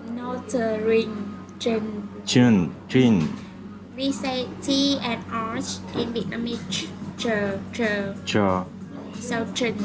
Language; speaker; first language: English; non-native, learner; Vietnamese